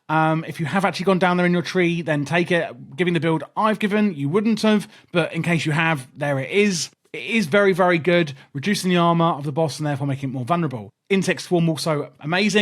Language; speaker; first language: English; native; English